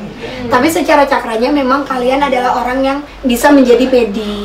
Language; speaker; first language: Indonesian; native; Indonesian